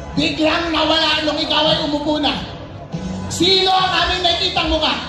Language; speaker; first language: Filipino; non-native, local second language; Iloko